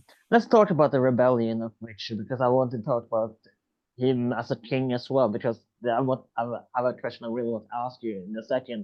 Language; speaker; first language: English; non-native, fluent; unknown